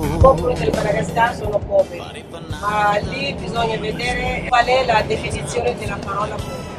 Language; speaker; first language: Italian; non-native, fluent; Malagasy